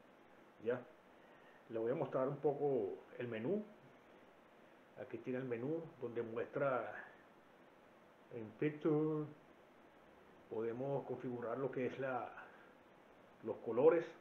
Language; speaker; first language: Spanish; native; Spanish